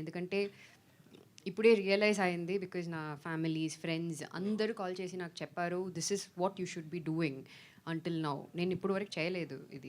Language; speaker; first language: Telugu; non-native, fluent; Tamil